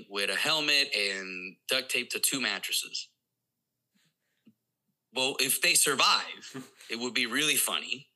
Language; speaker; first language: English; non-native, fluent; Spanish